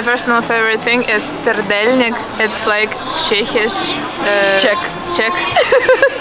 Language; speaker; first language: English; non-native, fluent; Russian